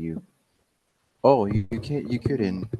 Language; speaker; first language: English; non-native, fluent; Spanish